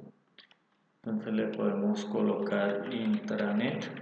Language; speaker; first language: Spanish; native; Spanish